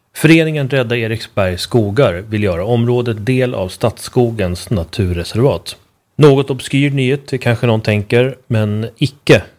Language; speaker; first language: Swedish; native; Swedish